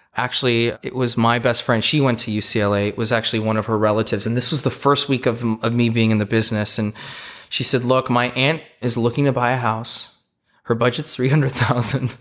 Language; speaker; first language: English; native; English